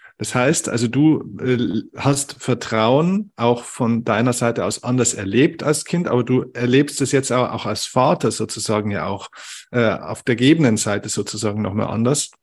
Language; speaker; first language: German; native; German